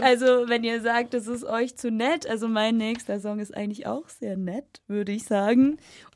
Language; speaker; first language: German; native; German